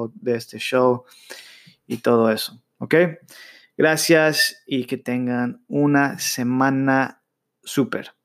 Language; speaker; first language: Spanish; early bilingual, heritage; Spanish